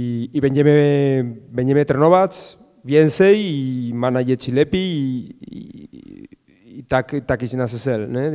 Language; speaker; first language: Polish; non-native, fluent; Spanish